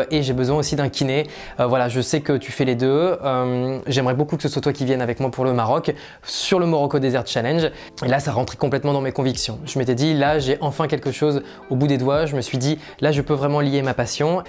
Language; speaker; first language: French; native; French